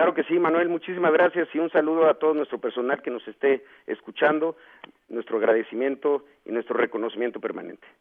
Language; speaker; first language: Spanish; native; Spanish